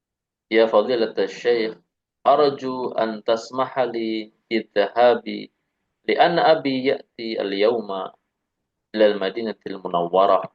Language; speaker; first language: Arabic; non-native, fluent; Indonesian